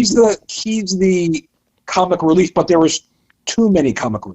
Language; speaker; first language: English; native; English